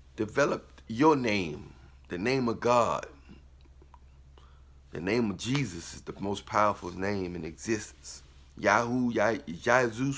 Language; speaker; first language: English; native; English